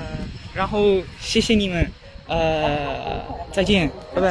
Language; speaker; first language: Chinese; non-native, learner; Sinhala